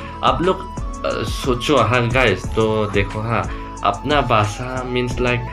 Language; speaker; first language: Hindi; non-native, learner; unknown